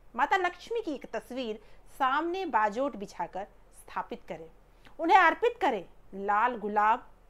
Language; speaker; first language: Hindi; native; Hindi